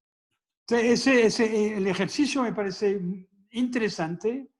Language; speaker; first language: Spanish; non-native, fluent; French